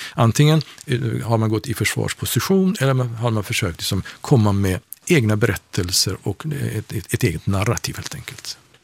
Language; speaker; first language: Swedish; non-native, fluent; Persian